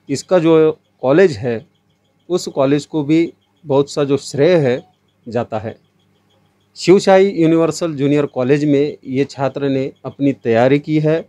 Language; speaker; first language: Hindi; non-native, local second language; Marathi